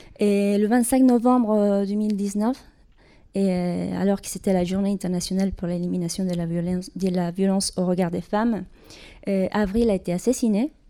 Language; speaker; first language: French; non-native, fluent; Spanish